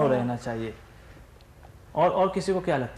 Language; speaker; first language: Hindi; native; Hindi